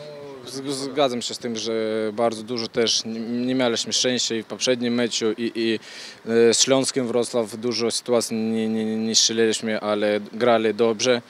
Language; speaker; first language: Polish; non-native, fluent; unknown